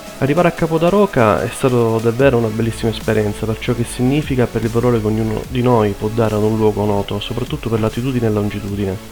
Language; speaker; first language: Italian; native; Italian